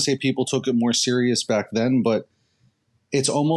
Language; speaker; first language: English; native; English